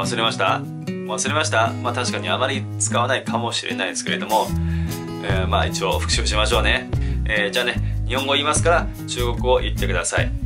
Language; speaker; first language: Japanese; non-native, fluent; Chinese